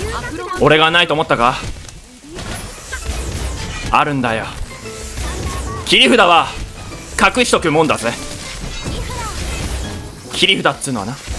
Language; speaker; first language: Japanese; native; Japanese